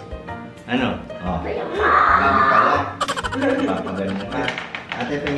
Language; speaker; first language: Filipino; native; Filipino